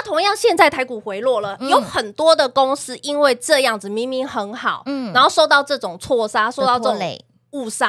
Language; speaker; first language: Chinese; native; Chinese